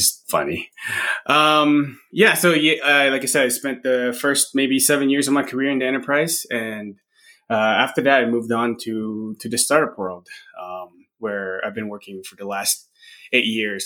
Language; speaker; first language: English; non-native, local second language; Filipino